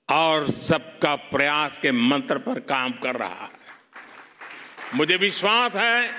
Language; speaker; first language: Hindi; non-native, local second language; Gujarati